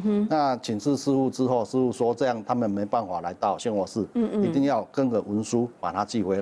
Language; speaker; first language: Chinese; native; Chinese